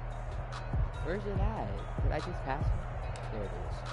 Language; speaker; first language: English; native; English